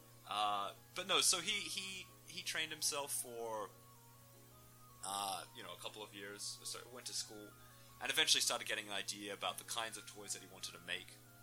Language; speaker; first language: English; native; English